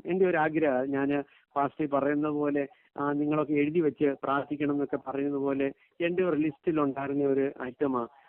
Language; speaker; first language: Malayalam; early bilingual, heritage; Malayalam